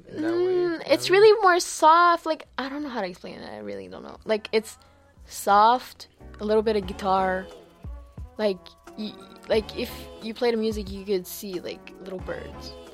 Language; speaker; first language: English; early bilingual, other home language; French